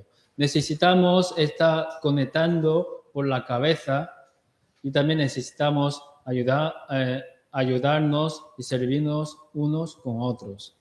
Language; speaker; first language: Spanish; non-native, learner; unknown